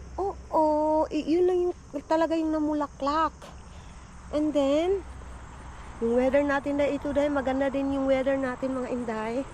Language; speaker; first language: Filipino; non-native, local second language; Cebuano